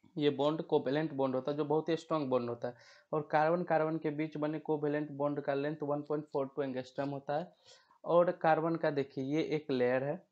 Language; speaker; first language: Hindi; native; Hindi